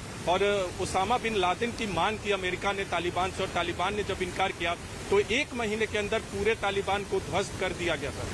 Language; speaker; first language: Hindi; native; Hindi